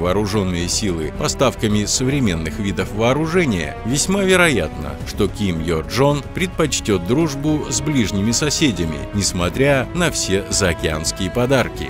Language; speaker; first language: Russian; native; Russian